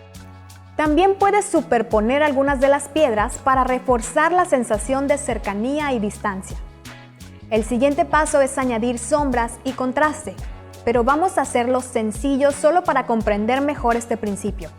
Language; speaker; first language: Spanish; native; Spanish